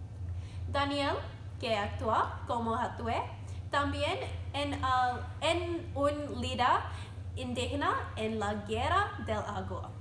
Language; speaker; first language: Spanish; non-native, learner; English